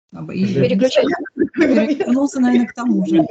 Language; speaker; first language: Russian; native; Russian